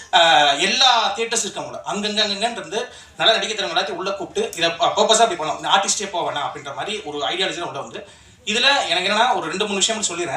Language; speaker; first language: Tamil; native; Tamil